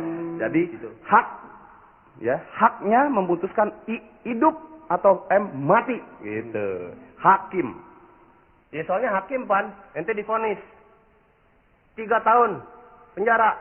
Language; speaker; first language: Indonesian; native; Indonesian